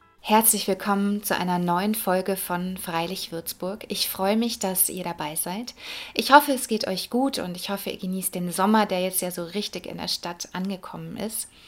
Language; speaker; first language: German; native; German